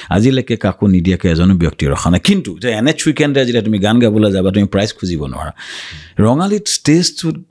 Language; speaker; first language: Assamese; native; Assamese